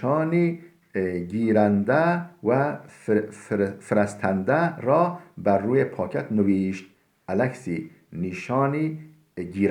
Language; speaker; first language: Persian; non-native, fluent; Turkish